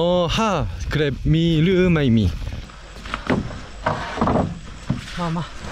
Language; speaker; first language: Thai; non-native, learner; Korean